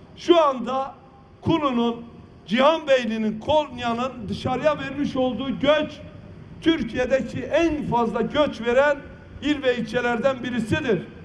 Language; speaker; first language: Turkish; non-native, local second language; Kurdish